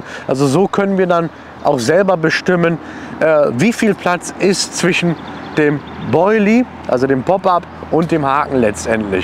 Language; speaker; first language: German; native; German